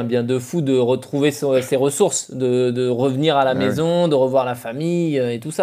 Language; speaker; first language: French; native; French